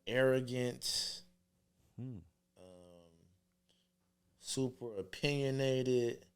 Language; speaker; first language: English; native; English